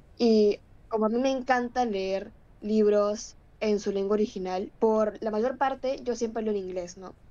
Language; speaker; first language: Spanish; native; Spanish